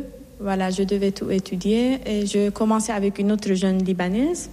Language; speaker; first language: French; non-native, fluent; Assyrian Neo-Aramaic